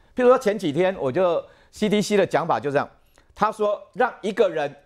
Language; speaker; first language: Chinese; native; Chinese